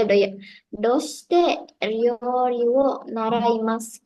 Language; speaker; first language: Japanese; non-native, learner; Indonesian